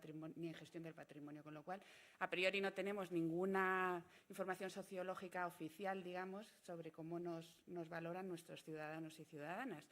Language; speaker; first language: Spanish; native; Spanish